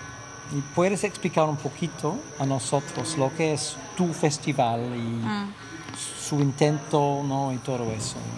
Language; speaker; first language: Spanish; non-native, fluent; English